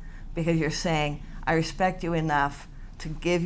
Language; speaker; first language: English; native; English